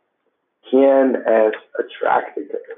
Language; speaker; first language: Spanish; non-native, learner; English